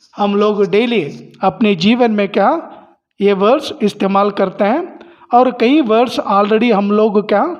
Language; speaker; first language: Hindi; non-native, local second language; Kannada